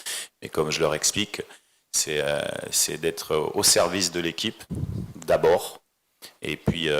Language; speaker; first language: French; native; French